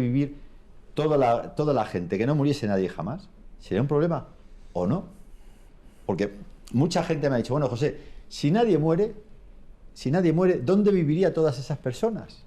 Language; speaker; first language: Spanish; native; Spanish